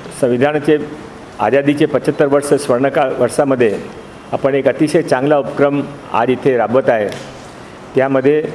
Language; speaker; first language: Marathi; non-native, local second language; Hindi